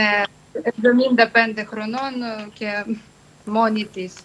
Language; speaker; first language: Greek; non-native, fluent; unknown